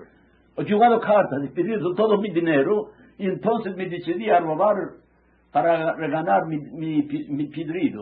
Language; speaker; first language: Spanish; early bilingual, heritage; Ladino